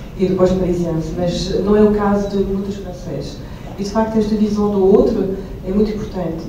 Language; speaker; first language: Portuguese; non-native, fluent; French